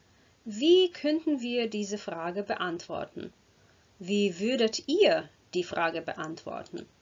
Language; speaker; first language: German; non-native, fluent; Croatian